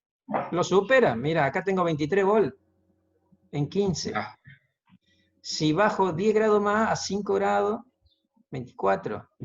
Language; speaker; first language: Spanish; native; Spanish